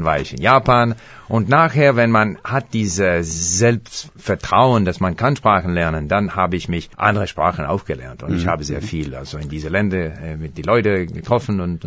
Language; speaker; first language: German; non-native, fluent; English